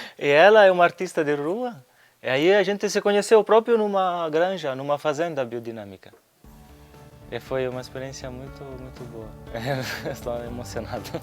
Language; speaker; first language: Portuguese; non-native, fluent; Italian